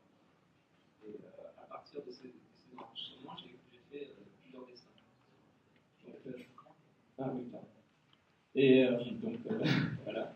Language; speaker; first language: French; native; French